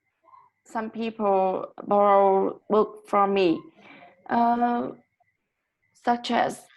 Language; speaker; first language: English; non-native, learner; Vietnamese